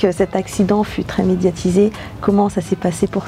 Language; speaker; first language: French; native; French